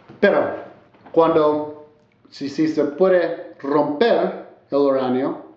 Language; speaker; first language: Spanish; non-native, learner; English